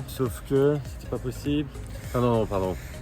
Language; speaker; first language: French; native; French